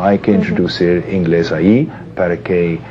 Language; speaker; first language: Spanish; non-native, fluent; English